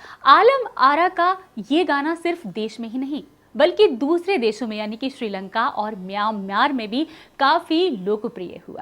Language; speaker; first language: Hindi; native; Hindi